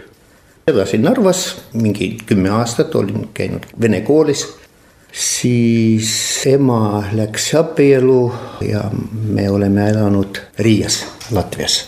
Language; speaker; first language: Estonian; non-native, local second language; Russian